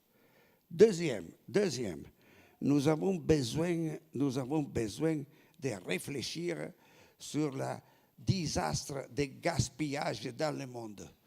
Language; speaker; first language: French; non-native, fluent; Italian